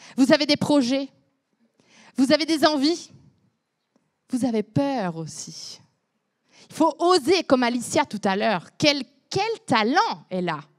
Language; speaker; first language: French; non-native, fluent; Spanish